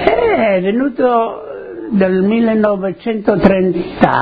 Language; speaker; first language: Italian; early bilingual, heritage; Italian